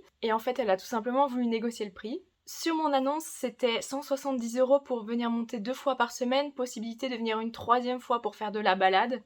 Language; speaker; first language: French; native; French